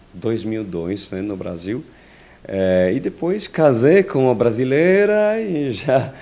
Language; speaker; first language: Portuguese; non-native, fluent; French